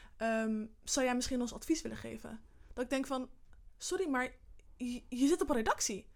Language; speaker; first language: Dutch; early bilingual, other home language; Somali